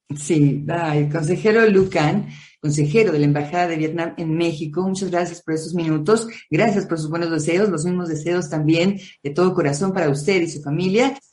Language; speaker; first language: Spanish; non-native, fluent; Vietnamese